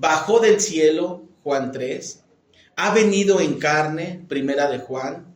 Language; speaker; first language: Spanish; native; Spanish